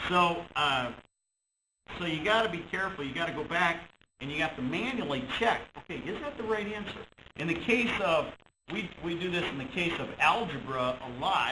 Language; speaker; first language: English; native; English